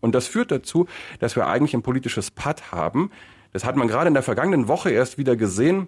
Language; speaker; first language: German; native; German